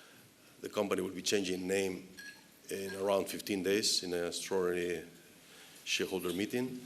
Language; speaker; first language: English; non-native, fluent; Spanish